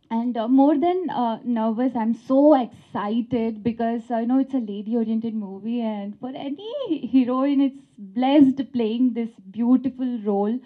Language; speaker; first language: Telugu; non-native, learner; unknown